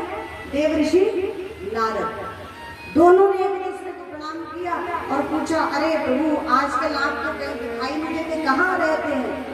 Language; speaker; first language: Hindi; native; Hindi